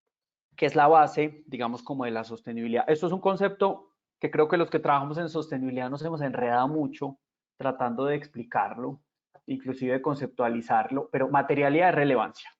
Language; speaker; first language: Spanish; native; Spanish